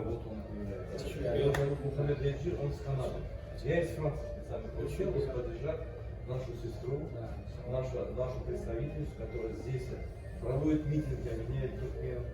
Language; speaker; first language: Russian; non-native, local second language; Turkmen